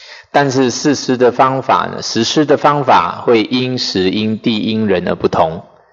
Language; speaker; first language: Chinese; non-native, fluent; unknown